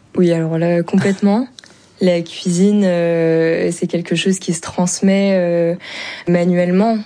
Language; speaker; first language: French; native; French